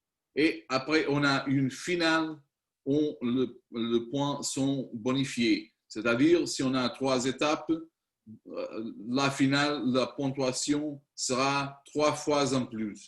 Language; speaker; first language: French; non-native, learner; Spanish